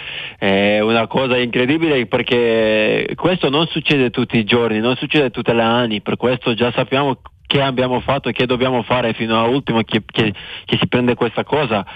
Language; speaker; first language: Italian; non-native, fluent; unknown